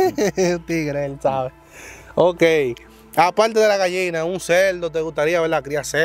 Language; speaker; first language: Spanish; native; Spanish